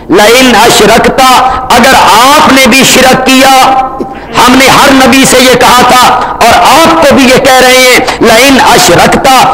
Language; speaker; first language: Urdu; non-native, local second language; Punjabi